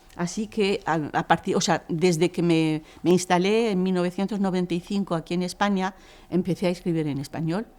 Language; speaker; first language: Spanish; non-native, fluent; Arabic